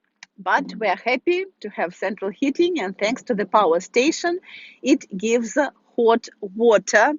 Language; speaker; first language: English; non-native, fluent; Russian